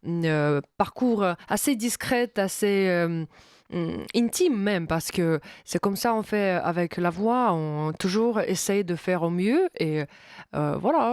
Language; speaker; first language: French; non-native, fluent; Russian